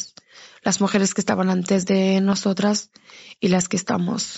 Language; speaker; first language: Spanish; non-native, fluent; Persian